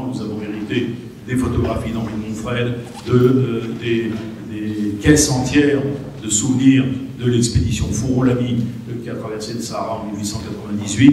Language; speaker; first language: French; native; French